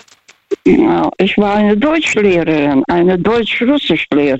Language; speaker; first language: German; early bilingual, heritage; Russian